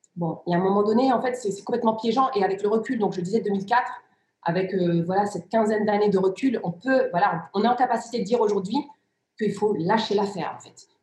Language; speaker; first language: French; early bilingual, other home language; Riffian